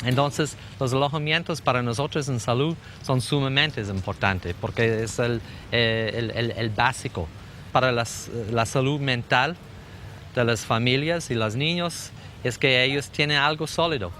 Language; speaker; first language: Spanish; non-native, fluent; English